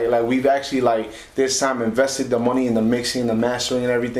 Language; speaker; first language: English; early bilingual, other home language; Spanish